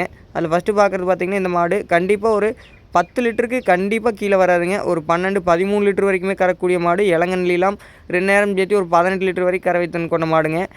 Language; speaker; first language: Tamil; native; Tamil